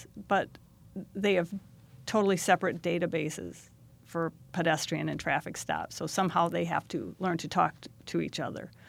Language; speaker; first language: English; native; English